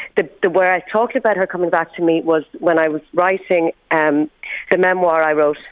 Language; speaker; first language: English; native; English